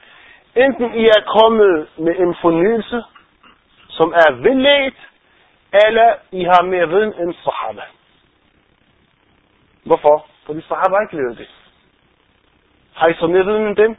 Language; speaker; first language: Danish; non-native, fluent; Arabic